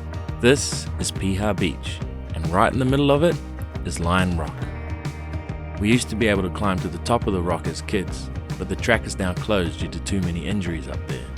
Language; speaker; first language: English; native; English